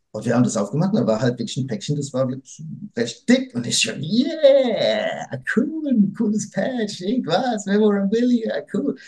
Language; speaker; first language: German; early bilingual, other home language; Portuguese